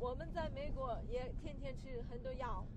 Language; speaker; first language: Chinese; non-native, learner; English